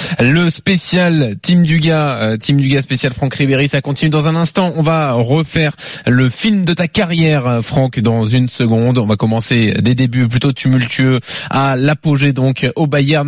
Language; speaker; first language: French; native; French